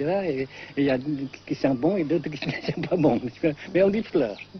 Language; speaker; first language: French; non-native, fluent; Vietnamese